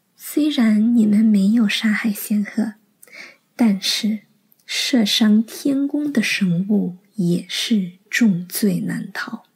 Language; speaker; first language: Chinese; early bilingual, heritage; Chinese